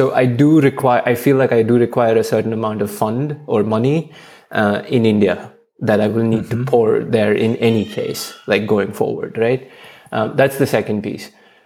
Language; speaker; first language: English; non-native, local second language; Hindi